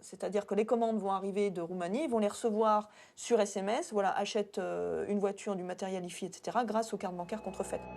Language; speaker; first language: French; native; French